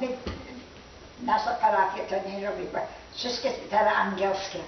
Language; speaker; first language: Polish; early bilingual, heritage; Polish